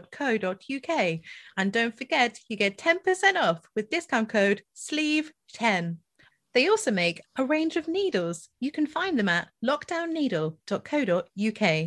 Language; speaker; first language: English; non-native, local second language; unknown